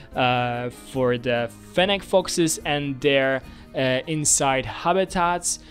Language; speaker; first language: English; non-native, fluent; Polish